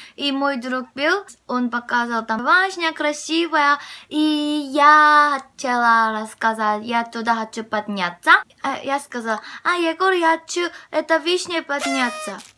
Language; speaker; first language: Russian; non-native, fluent; Korean